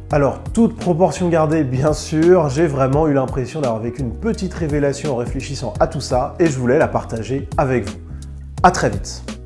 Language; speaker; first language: French; native; French